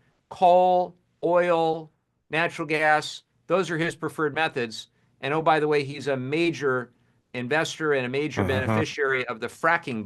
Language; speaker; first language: English; native; English